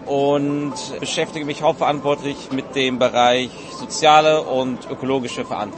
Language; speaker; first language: German; native; German